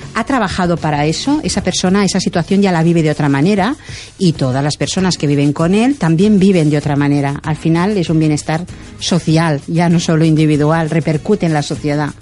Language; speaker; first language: Spanish; non-native, local second language; Catalan